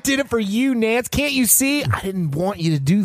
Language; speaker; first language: English; native; English